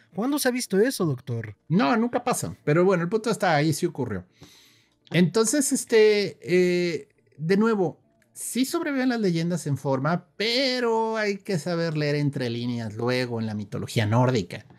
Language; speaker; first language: Spanish; native; Spanish